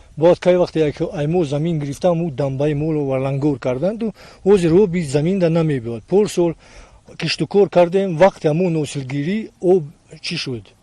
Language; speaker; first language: Tajik; native; Tajik